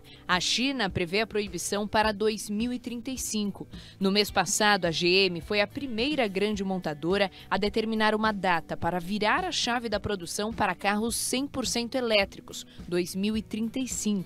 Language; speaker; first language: Portuguese; native; Portuguese